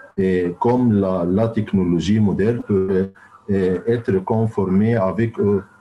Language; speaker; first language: French; non-native, fluent; Arabic